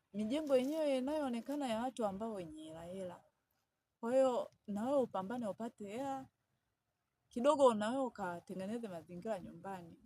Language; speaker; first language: Swahili; native; Swahili